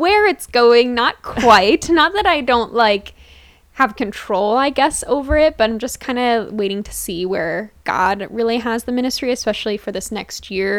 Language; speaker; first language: English; native; English